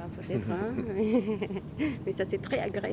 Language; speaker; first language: French; non-native, fluent; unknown